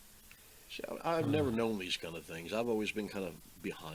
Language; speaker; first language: English; native; English